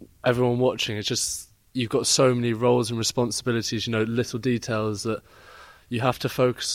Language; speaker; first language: English; native; English